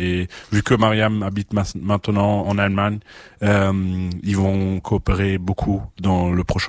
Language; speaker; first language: French; non-native, fluent; German